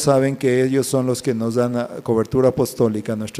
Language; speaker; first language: Spanish; native; Spanish